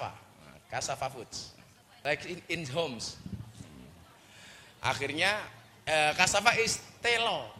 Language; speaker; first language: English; non-native, learner; Indonesian